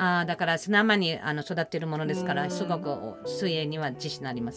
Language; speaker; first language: Japanese; non-native, fluent; German